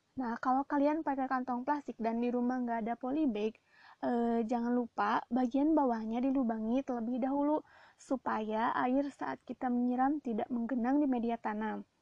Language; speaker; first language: Indonesian; native; Indonesian